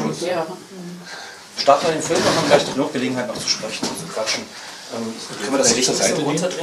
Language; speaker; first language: German; native; German